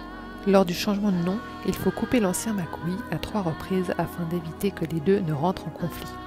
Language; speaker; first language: French; native; French